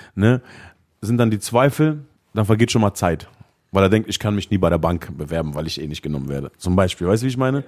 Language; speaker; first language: German; early bilingual, other home language; Arabic